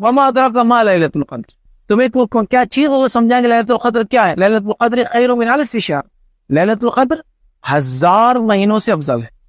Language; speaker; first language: Urdu; native; Urdu